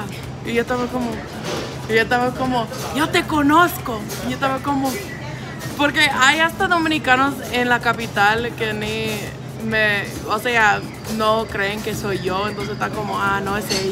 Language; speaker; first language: Spanish; non-native, fluent; English